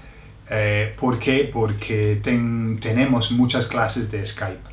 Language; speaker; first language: Spanish; non-native, fluent; English